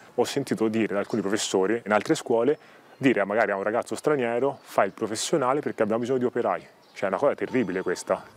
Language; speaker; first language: Italian; early bilingual, other home language; Wolof